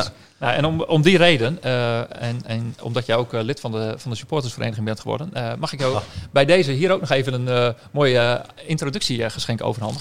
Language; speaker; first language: Dutch; native; Dutch